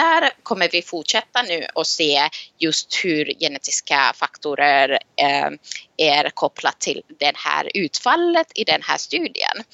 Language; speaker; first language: Swedish; non-native, local second language; Finnish